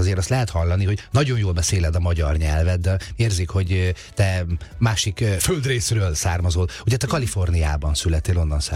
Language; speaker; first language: Hungarian; native; Hungarian